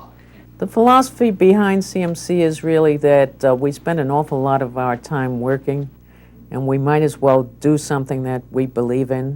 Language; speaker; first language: English; native; English